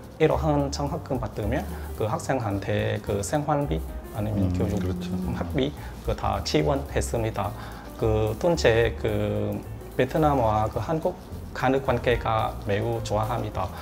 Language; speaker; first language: Korean; non-native, learner; Vietnamese